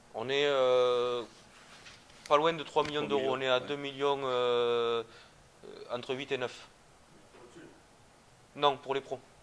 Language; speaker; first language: French; native; French